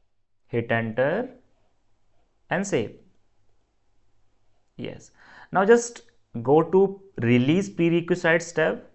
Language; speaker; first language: English; non-native, local second language; Hindi